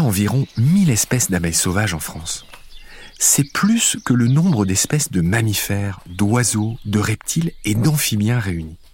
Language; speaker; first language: French; native; French